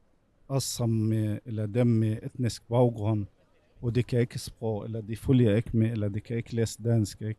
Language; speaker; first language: Danish; non-native, fluent; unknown